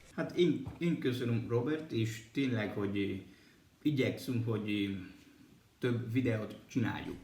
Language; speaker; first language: Hungarian; non-native, fluent; Spanish